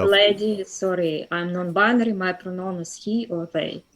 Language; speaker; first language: English; non-native, fluent; Russian